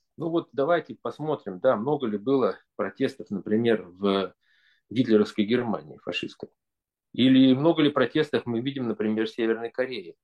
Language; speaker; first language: Russian; native; Russian